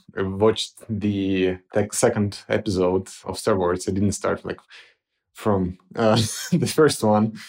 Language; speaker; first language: English; non-native, fluent; Ukrainian